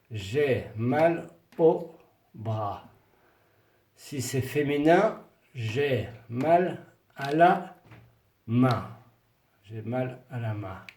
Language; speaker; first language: French; non-native, fluent; Spanish